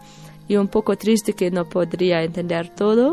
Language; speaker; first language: Spanish; non-native, learner; German